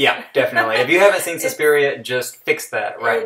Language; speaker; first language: English; native; English